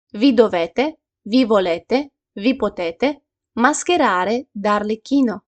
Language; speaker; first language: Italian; non-native, fluent; Ukrainian